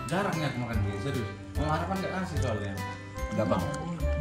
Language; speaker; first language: Indonesian; native; Indonesian